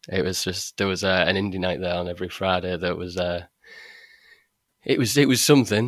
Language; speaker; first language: English; native; English